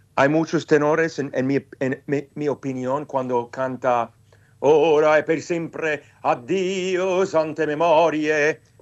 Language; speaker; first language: Spanish; non-native, fluent; English